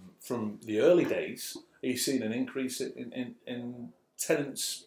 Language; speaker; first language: English; native; English